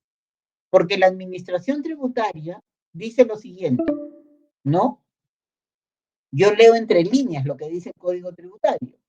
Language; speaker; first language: Spanish; native; Spanish